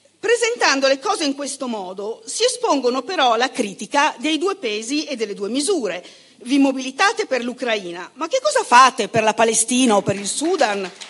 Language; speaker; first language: Italian; native; Italian